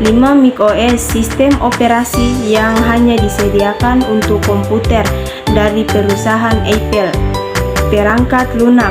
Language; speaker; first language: Indonesian; native; Indonesian